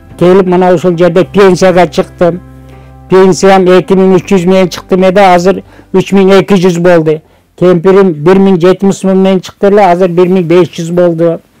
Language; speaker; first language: Kyrgyz; early bilingual, heritage; Kyrgyz